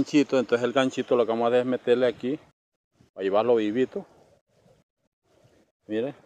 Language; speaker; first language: Spanish; native; Spanish